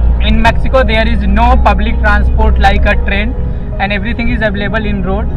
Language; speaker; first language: English; non-native, local second language; Hindi